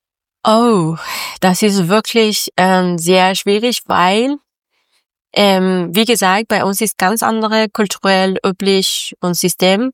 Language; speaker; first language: German; non-native, learner; Persian